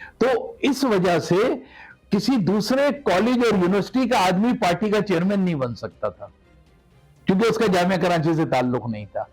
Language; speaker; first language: Urdu; native; Urdu